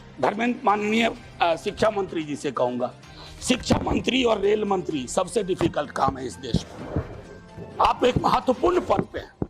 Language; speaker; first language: Hindi; native; Hindi